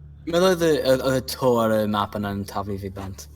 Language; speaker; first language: Welsh; non-native, local second language; English